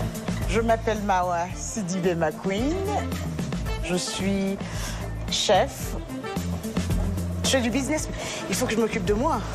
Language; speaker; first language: French; early bilingual, other home language; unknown